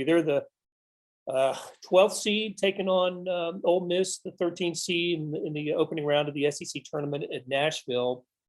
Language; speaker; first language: English; native; English